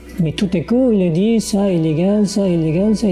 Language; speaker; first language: French; non-native, learner; Uyghur